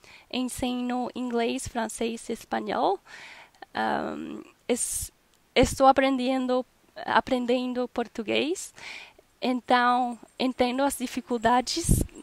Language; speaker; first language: Portuguese; non-native, learner; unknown